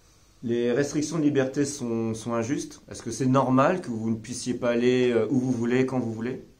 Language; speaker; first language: French; native; French